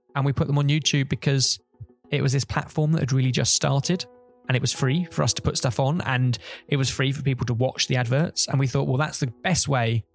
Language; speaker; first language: English; native; English